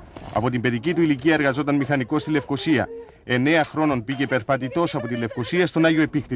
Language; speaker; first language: Greek; native; Greek